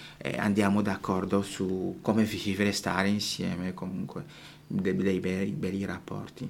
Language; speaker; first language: Italian; non-native, fluent; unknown